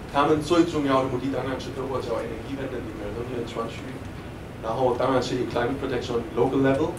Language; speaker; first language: Chinese; non-native, fluent; German